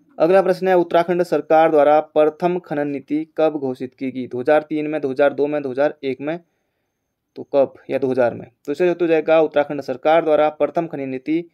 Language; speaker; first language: Hindi; native; Hindi